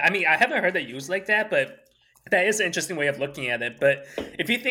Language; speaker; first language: English; early bilingual, other home language; Chinese